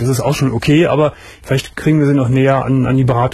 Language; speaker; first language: German; native; German